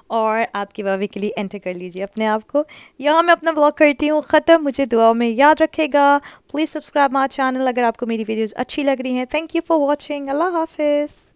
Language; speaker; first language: Urdu; native; Urdu